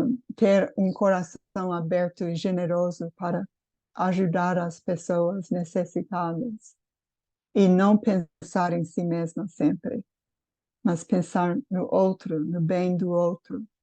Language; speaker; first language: Portuguese; non-native, fluent; English